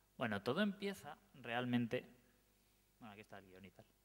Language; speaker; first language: Spanish; native; Spanish